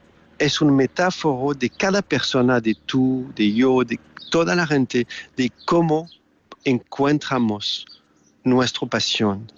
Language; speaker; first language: Spanish; non-native, learner; French